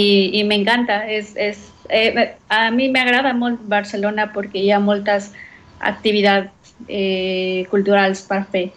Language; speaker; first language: Catalan; non-native, learner; Spanish